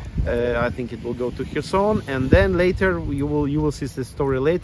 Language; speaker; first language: English; non-native, fluent; Ukrainian